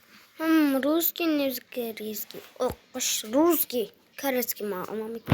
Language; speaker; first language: Russian; non-native, local second language; Kazakh